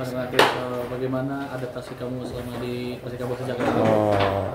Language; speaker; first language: Indonesian; native; Indonesian